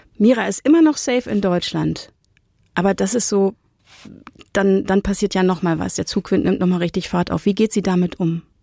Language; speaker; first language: German; native; German